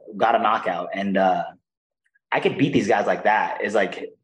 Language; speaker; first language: English; non-native, fluent; Portuguese